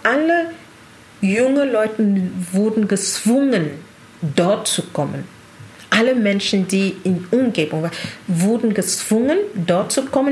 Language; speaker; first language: German; non-native, learner; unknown